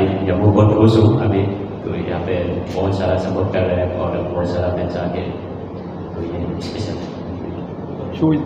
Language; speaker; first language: Hindi; non-native, local second language; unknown